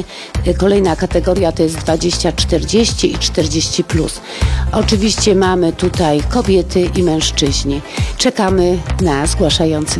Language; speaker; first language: Polish; native; Polish